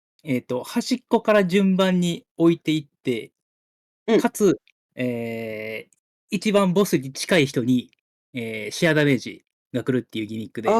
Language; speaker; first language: Japanese; native; Japanese